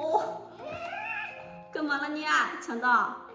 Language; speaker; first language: Chinese; native; Chinese